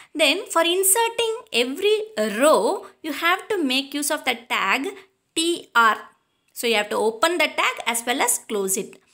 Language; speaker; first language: English; non-native, local second language; Tamil